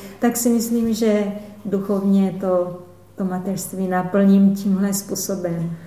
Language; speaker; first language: Czech; non-native, fluent; Portuguese